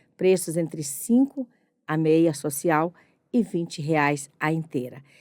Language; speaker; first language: Portuguese; native; Portuguese